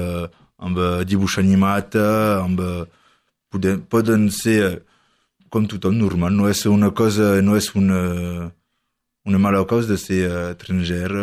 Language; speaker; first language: Catalan; non-native, learner; French